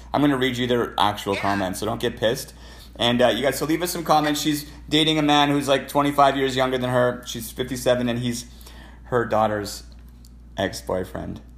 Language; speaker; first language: English; native; English